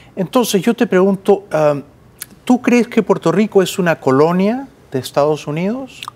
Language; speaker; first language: Spanish; native; Spanish